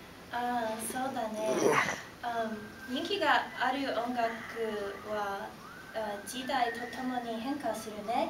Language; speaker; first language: Japanese; non-native, learner; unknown